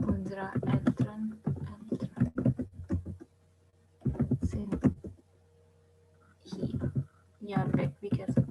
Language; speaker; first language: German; non-native, fluent; Urdu